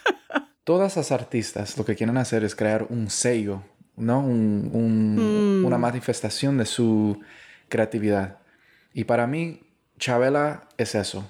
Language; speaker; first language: Spanish; early bilingual, heritage; Spanish